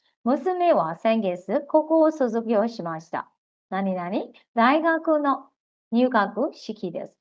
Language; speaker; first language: Japanese; non-native, fluent; Burmese